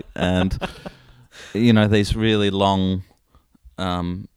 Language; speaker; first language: English; native; English